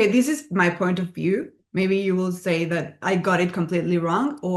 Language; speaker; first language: English; non-native, fluent; Spanish